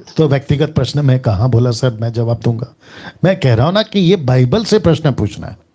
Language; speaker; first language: Hindi; native; Hindi